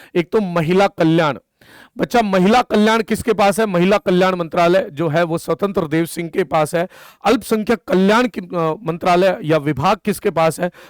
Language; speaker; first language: Hindi; native; Hindi